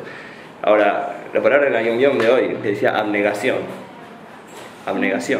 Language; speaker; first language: Spanish; native; Spanish